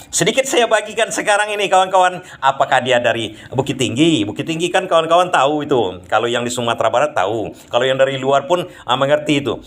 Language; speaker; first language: Indonesian; non-native, local second language; Minangkabau